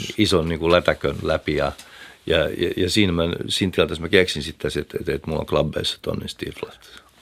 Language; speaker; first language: Finnish; native; Finnish